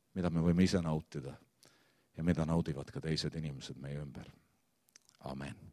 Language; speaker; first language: Estonian; native; Estonian